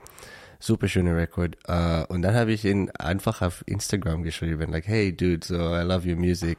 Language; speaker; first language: German; non-native, learner; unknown